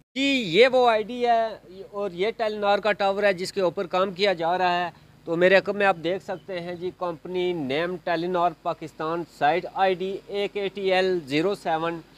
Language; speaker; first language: Urdu; non-native, local second language; Punjabi